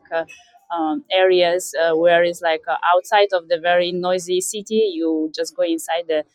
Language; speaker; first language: English; non-native, fluent; Russian